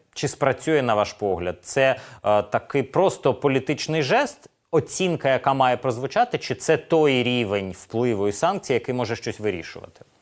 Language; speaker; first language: Ukrainian; native; Ukrainian